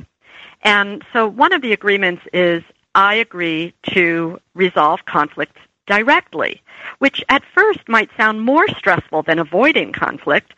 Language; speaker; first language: English; native; English